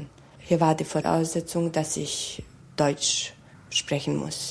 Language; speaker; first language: German; non-native, fluent; Hungarian